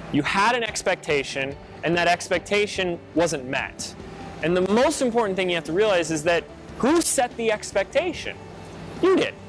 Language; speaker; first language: English; native; English